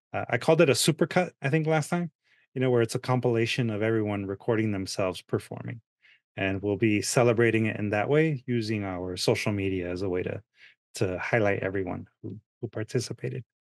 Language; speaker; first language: English; early bilingual, other home language; Spanish